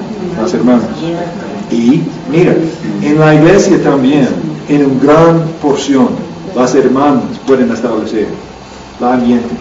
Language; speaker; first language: Spanish; non-native, learner; English